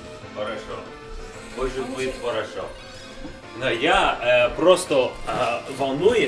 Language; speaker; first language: Russian; non-native, learner; English